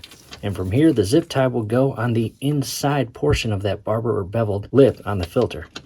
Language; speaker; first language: English; native; English